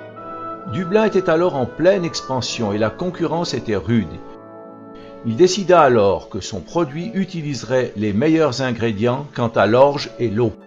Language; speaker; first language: French; native; French